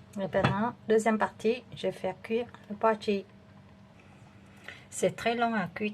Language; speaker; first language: French; non-native, fluent; Vietnamese